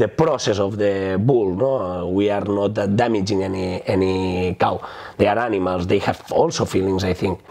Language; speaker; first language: English; non-native, fluent; Spanish